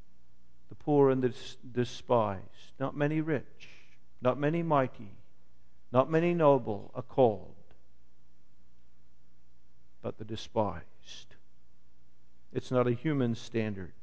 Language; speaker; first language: English; native; English